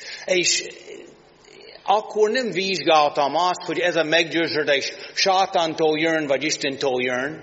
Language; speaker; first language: Hungarian; non-native, learner; English